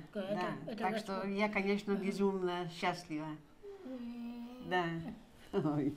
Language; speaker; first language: Russian; non-native, fluent; Dutch